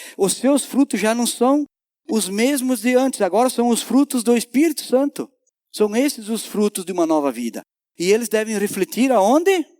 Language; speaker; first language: Portuguese; native; Portuguese